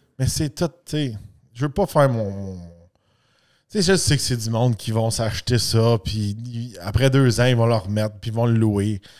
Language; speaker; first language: French; native; French